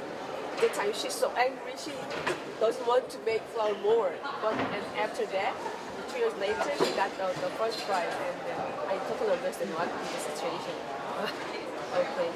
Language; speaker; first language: English; non-native, learner; Korean